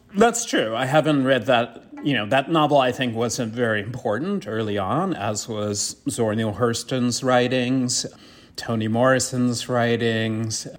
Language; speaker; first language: English; native; English